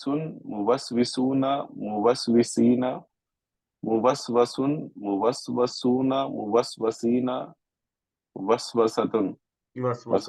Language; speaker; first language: Arabic; non-native, learner; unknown